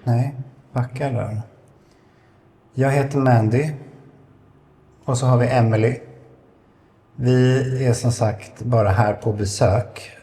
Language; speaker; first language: Swedish; native; Swedish